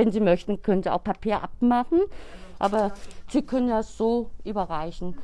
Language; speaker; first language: German; non-native, learner; Korean